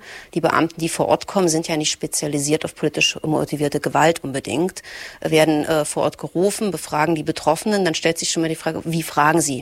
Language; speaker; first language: German; native; German